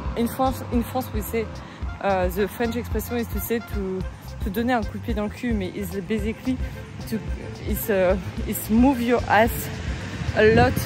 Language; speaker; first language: English; non-native, fluent; French